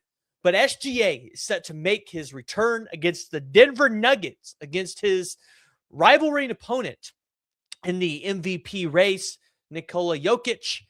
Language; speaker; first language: English; native; English